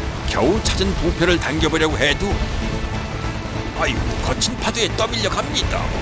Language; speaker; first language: Korean; native; Korean